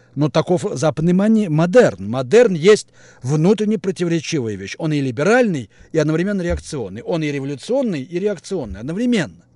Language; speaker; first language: Russian; native; Russian